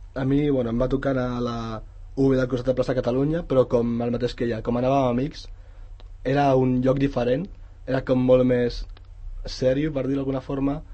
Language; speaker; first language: Catalan; non-native, local second language; Spanish